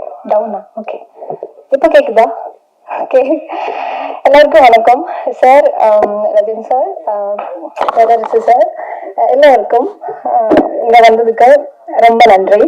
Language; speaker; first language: Tamil; non-native, learner; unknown